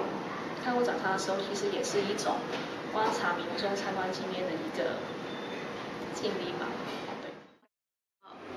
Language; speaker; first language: Chinese; non-native, local second language; Cantonese